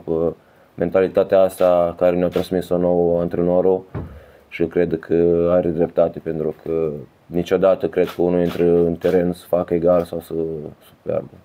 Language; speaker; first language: Romanian; early bilingual, heritage; Romanian